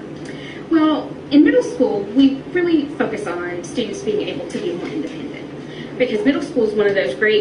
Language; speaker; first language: English; native; English